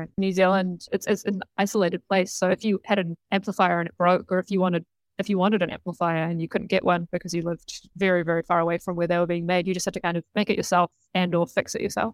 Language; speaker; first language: English; native; English